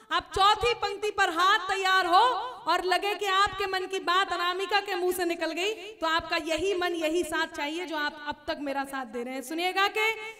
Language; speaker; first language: Hindi; native; Hindi